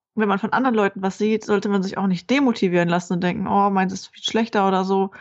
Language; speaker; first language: German; native; German